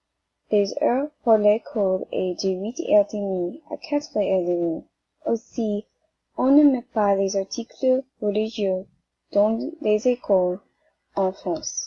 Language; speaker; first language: French; non-native, learner; English